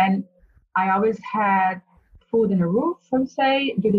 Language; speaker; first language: English; non-native, learner; Portuguese